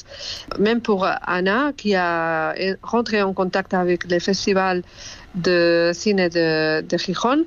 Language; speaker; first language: French; non-native, fluent; Spanish